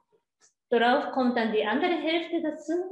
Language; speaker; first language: German; non-native, learner; Japanese